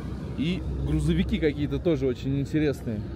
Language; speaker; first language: Russian; native; Russian